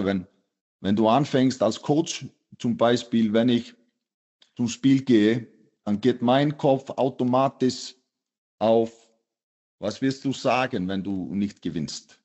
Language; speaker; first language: German; non-native, fluent; Icelandic